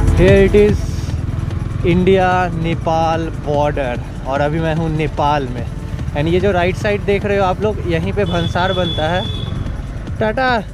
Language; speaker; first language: Hindi; native; Hindi